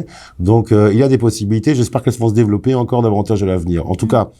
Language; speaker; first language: French; native; French